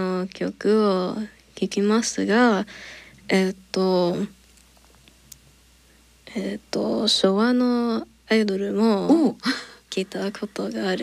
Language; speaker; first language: Japanese; non-native, learner; English